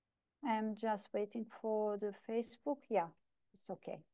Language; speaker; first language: English; non-native, learner; Turkish